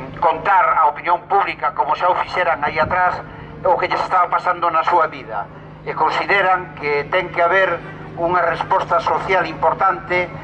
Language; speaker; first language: Galician; non-native, local second language; Spanish